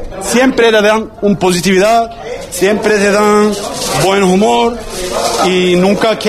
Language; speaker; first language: Spanish; non-native, learner; Turkish